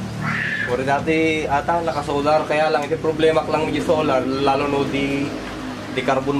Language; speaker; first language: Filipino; non-native, local second language; Iloko